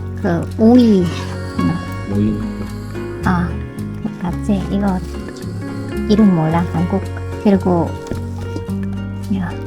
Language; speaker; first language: Korean; non-native, learner; Vietnamese